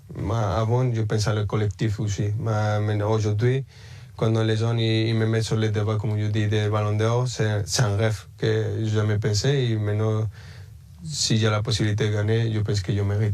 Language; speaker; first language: French; early bilingual, other home language; Spanish